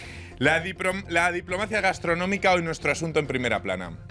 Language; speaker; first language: Spanish; native; Spanish